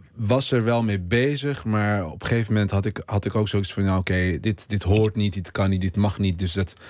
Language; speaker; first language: Dutch; native; Dutch